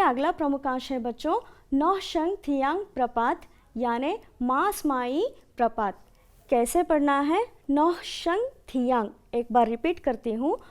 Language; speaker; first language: Hindi; non-native, local second language; Kannada